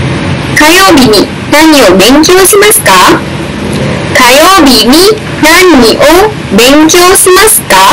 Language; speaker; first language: Japanese; non-native, fluent; Indonesian